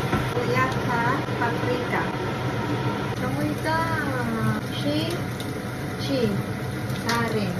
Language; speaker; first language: Romanian; non-native, learner; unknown